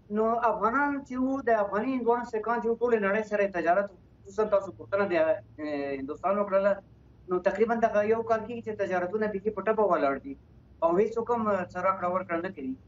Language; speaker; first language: Pashto; non-native, local second language; Punjabi